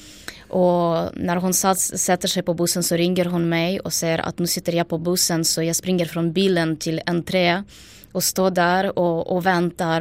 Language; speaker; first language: Swedish; non-native, fluent; Ukrainian